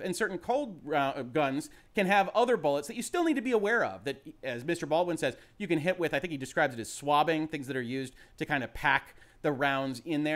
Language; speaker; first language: English; native; English